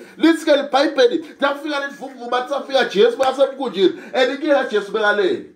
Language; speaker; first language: Zulu; non-native, local second language; Swati